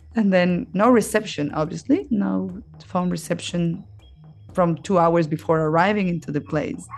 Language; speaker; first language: English; non-native, fluent; Spanish